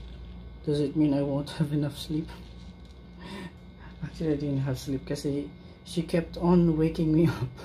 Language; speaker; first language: English; non-native, local second language; Filipino